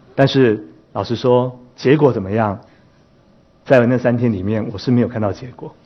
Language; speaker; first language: Chinese; native; Chinese